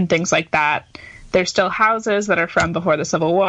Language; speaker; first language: English; native; English